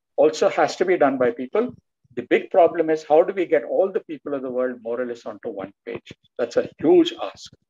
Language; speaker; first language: English; non-native, local second language; Telugu